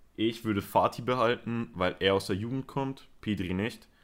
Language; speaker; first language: German; early bilingual, other home language; Spanish